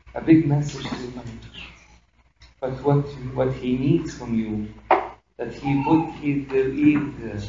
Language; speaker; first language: English; non-native, fluent; Arabic